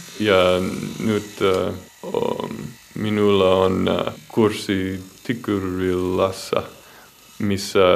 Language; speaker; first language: Finnish; non-native, learner; English